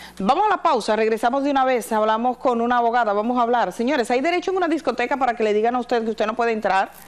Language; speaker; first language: Spanish; native; Spanish